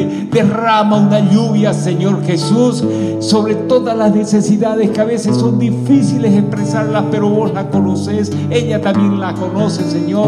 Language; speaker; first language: Spanish; native; Spanish